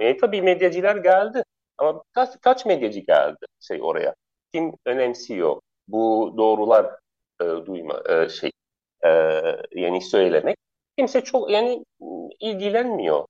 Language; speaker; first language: Turkish; non-native, learner; Arabic